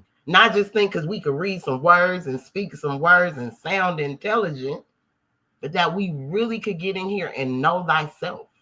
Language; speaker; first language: English; native; English